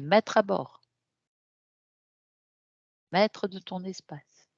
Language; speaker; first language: French; native; French